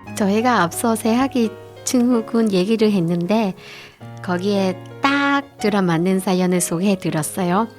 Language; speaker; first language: Korean; non-native, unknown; Vietnamese